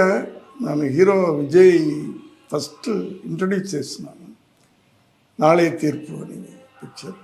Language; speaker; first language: Telugu; non-native, learner; Tamil